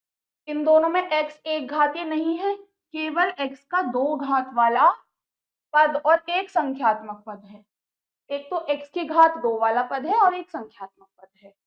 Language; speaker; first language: Hindi; native; Hindi